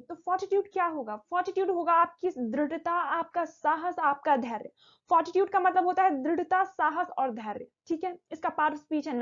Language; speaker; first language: Hindi; native; Hindi